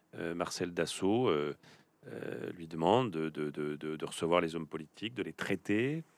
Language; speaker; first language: French; native; French